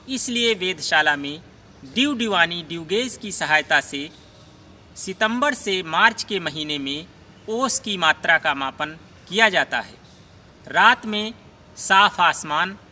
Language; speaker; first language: Hindi; native; Hindi